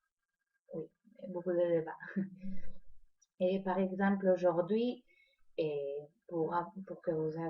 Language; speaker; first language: French; non-native, fluent; Spanish